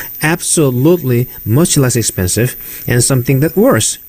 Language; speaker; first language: English; non-native, fluent; Korean